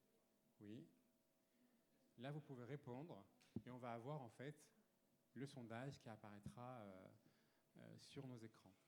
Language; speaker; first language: French; native; French